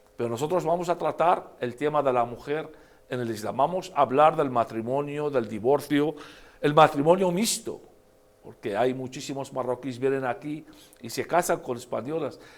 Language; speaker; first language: Spanish; non-native, fluent; Arabic